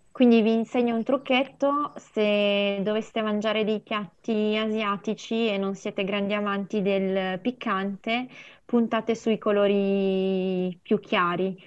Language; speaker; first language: Italian; early bilingual, other home language; Sinhala